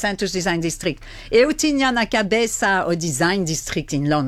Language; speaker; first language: Portuguese; non-native, fluent; French